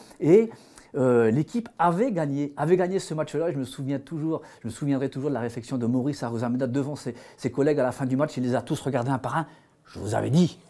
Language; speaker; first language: French; native; French